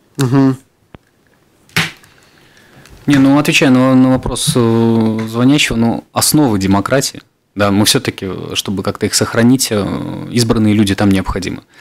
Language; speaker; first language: Russian; native; Russian